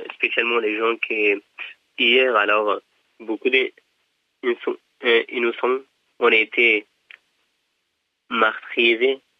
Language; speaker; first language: French; non-native, learner; Persian